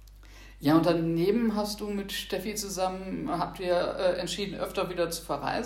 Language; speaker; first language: German; native; German